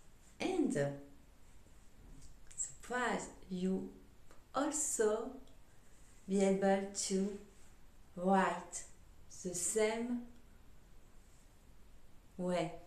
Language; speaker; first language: English; non-native, learner; French